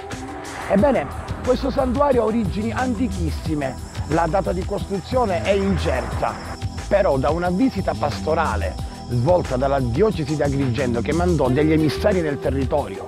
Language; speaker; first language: Italian; native; Italian